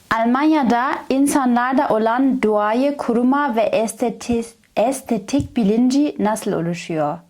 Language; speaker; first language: Turkish; non-native, fluent; German